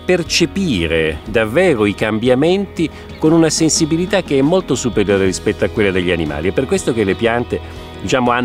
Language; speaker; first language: Italian; native; Italian